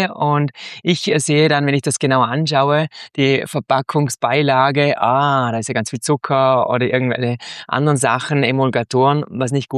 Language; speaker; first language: German; native; German